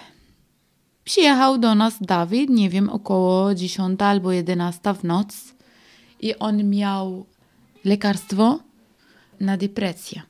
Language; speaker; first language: Polish; non-native, learner; Arabic